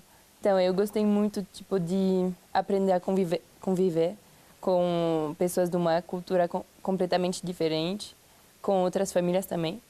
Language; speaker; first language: Portuguese; non-native, fluent; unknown